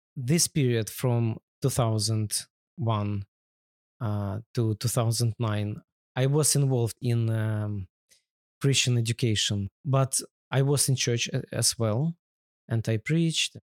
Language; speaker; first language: English; non-native, learner; Ukrainian